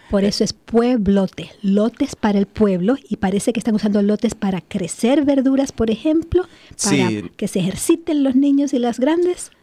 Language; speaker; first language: Spanish; native; Spanish